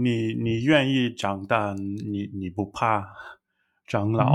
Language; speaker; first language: Chinese; non-native, learner; English